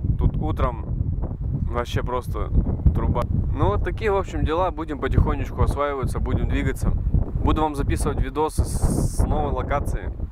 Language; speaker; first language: Russian; native; Russian